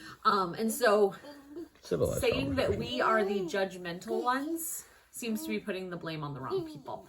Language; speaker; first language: English; native; English